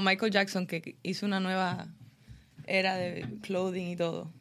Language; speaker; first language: Spanish; early bilingual, heritage; Spanish